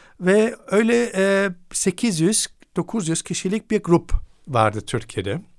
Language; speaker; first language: Turkish; non-native, fluent; German